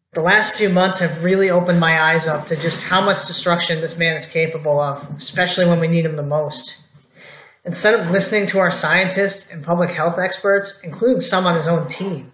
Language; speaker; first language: English; native; English